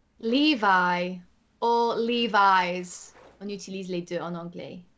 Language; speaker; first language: French; non-native, fluent; English